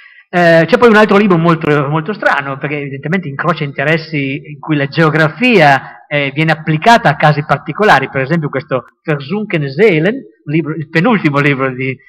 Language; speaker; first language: Italian; native; Italian